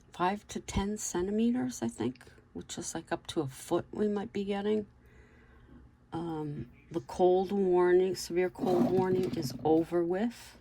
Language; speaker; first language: English; native; English